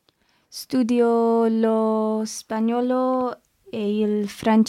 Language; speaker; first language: Italian; non-native, learner; English